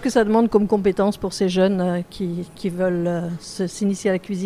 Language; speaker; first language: French; native; French